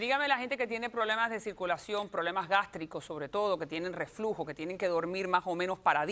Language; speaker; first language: Spanish; native; Spanish